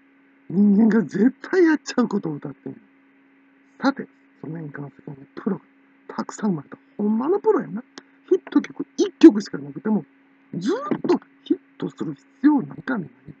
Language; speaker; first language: Japanese; native; Japanese